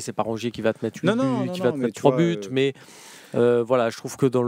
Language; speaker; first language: French; native; French